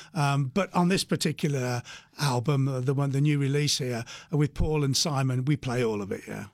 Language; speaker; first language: English; native; English